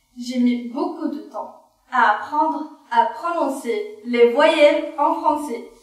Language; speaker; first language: French; non-native, fluent; Arabic